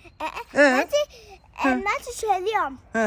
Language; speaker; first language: Turkish; early bilingual, heritage; Turkish